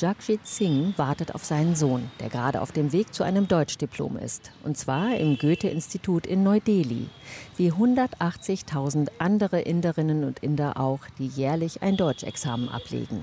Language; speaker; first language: German; native; German